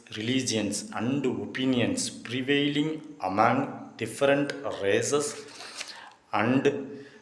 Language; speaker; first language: English; non-native, local second language; Tamil